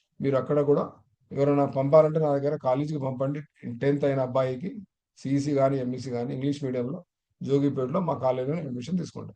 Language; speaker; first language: Telugu; non-native, local second language; Urdu